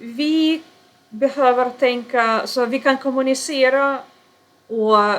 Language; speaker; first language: Swedish; non-native, fluent; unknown